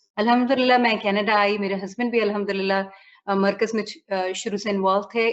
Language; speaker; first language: Urdu; native; Urdu